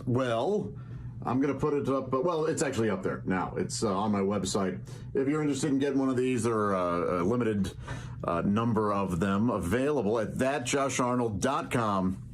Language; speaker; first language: English; native; English